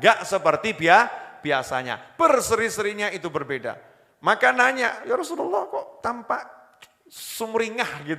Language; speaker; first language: Indonesian; native; Indonesian